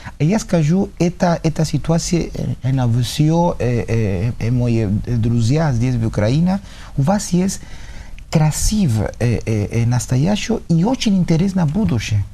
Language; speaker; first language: Russian; non-native, learner; Spanish